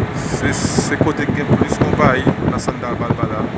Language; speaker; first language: French; non-native, learner; Haitian Creole